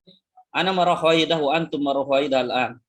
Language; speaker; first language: Arabic; non-native, fluent; Indonesian